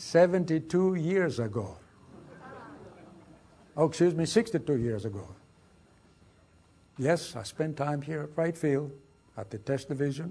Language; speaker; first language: English; non-native, fluent; Greek